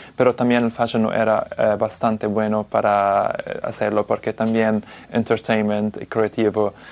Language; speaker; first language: Spanish; non-native, learner; Italian